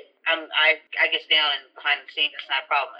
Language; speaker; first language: English; native; English